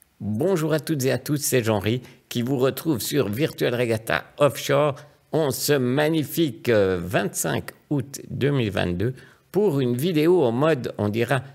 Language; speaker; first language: French; native; French